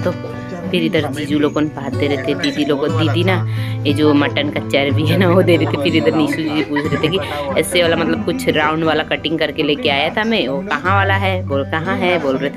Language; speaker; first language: Hindi; native; Hindi